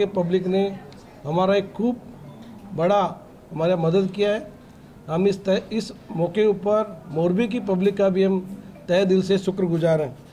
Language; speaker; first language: Hindi; non-native, local second language; Gujarati